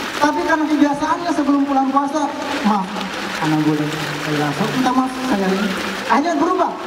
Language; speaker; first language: Indonesian; non-native, local second language; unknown